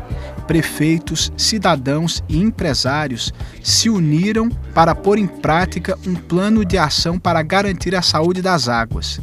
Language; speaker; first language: Portuguese; native; Portuguese